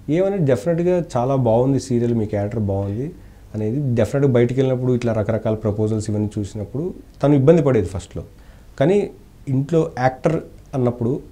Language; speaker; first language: Telugu; native; Telugu